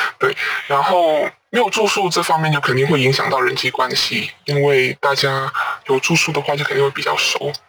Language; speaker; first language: Chinese; non-native, local second language; Cantonese